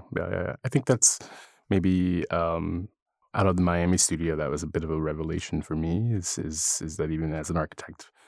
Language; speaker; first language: English; native; English